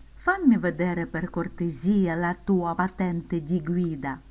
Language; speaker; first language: Italian; non-native, fluent; Ukrainian